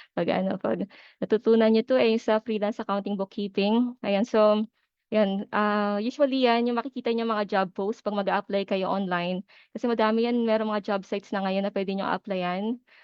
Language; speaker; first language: Filipino; native; Filipino